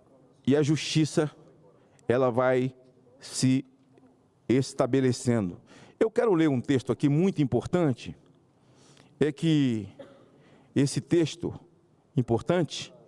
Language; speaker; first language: Portuguese; native; Portuguese